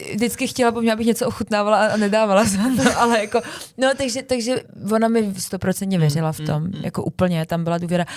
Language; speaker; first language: Czech; early bilingual, other home language; Arabic